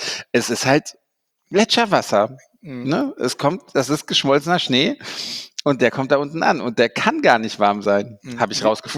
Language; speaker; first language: German; native; German